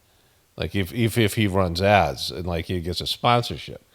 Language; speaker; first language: English; native; English